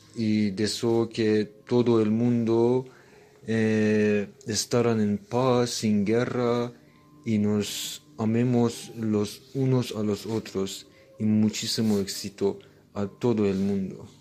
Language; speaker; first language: Spanish; non-native, learner; Persian